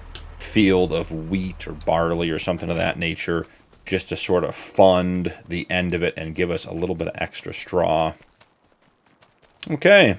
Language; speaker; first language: English; native; English